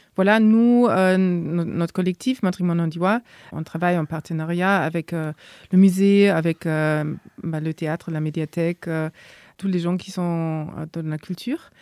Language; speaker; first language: French; non-native, fluent; German